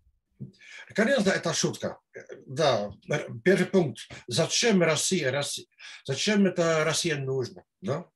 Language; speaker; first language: Russian; non-native, fluent; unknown